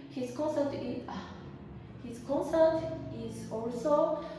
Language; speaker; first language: English; non-native, learner; Japanese